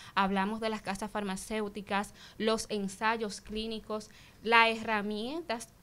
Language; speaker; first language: Spanish; native; Spanish